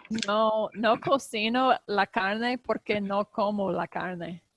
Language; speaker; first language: Spanish; non-native, learner; English